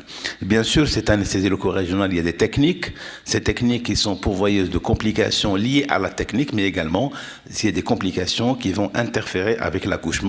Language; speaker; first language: French; non-native, local second language; Arabic